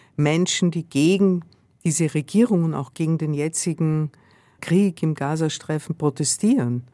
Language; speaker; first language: German; native; German